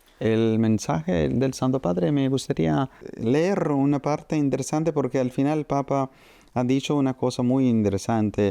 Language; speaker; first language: Spanish; non-native, fluent; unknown